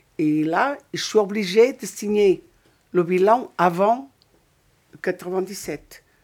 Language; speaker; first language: French; non-native, fluent; Portuguese